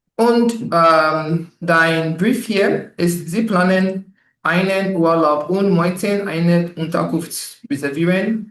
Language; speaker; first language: German; non-native, fluent; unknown